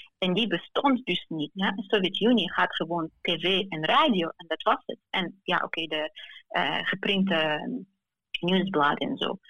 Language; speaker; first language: Dutch; non-native, fluent; Ukrainian